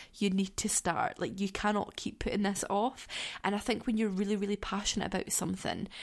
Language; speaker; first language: English; native; English